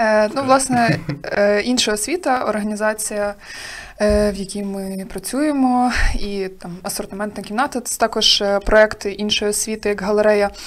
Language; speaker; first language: Ukrainian; native; Ukrainian